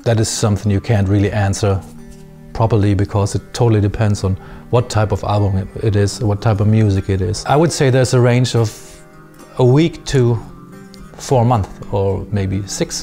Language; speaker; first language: English; non-native, fluent; German